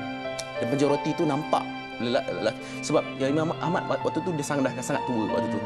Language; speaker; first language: Malay; native; Malay